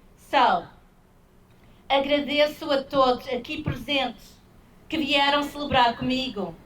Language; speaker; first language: Portuguese; early bilingual, heritage; Portuguese